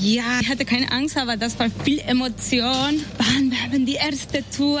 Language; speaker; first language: German; non-native, learner; Spanish